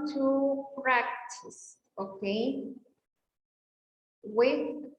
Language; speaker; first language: English; non-native, fluent; Spanish